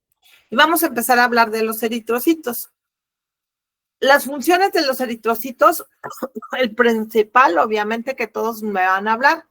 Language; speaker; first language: Spanish; native; Spanish